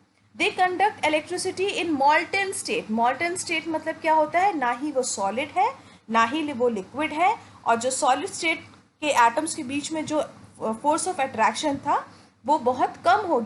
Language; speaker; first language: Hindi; native; Hindi